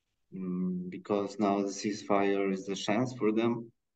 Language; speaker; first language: English; non-native, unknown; Polish